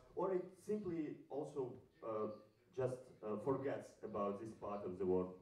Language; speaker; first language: English; non-native, fluent; Ukrainian